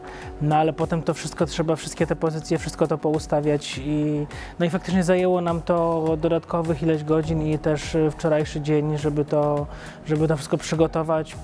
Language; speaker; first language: Polish; native; Polish